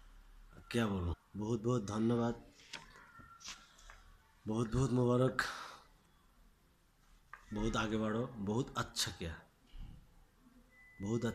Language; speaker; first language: Hindi; non-native, learner; Bangla